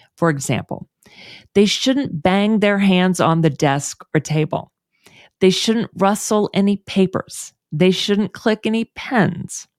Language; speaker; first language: English; native; English